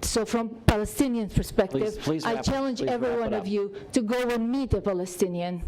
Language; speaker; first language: English; non-native, fluent; Arabic